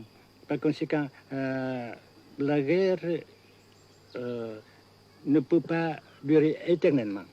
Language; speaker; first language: French; non-native, local second language; Vietnamese